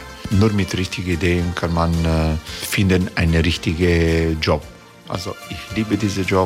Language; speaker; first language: German; non-native, learner; Croatian